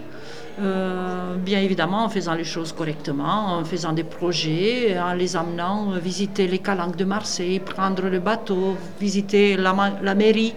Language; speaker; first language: French; non-native, fluent; Romanian